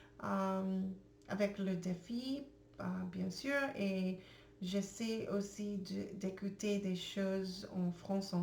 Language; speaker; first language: French; non-native, learner; English